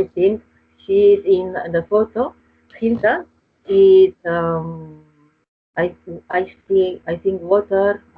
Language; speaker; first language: English; non-native, learner; Spanish